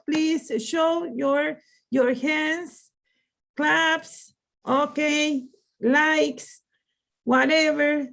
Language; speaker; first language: English; non-native, learner; Spanish